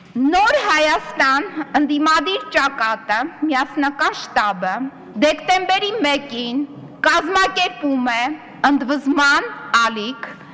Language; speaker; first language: Armenian; native; Armenian